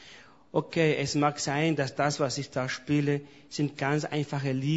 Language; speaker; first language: German; non-native, fluent; Spanish